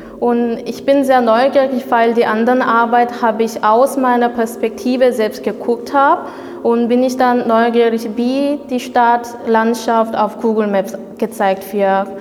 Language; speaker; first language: German; non-native, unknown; Korean